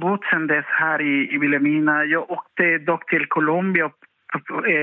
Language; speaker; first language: Swedish; non-native, fluent; Spanish